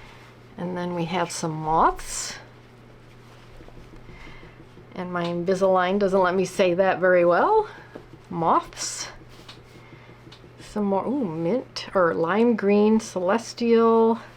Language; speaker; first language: English; native; English